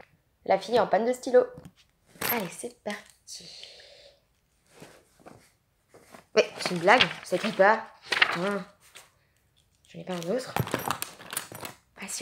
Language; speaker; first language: French; native; French